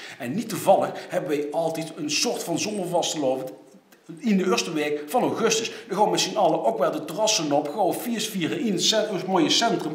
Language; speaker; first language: Dutch; native; Dutch